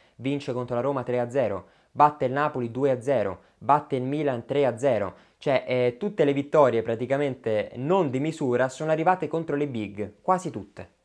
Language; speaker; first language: Italian; native; Italian